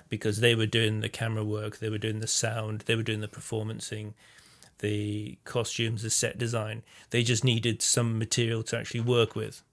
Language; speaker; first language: English; native; English